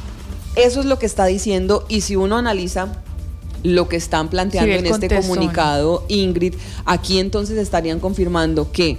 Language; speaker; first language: Spanish; native; Spanish